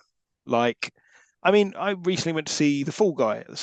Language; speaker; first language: English; native; English